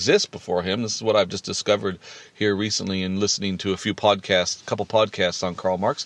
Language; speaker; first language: English; native; English